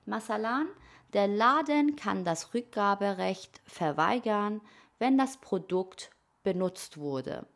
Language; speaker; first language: German; non-native, fluent; Persian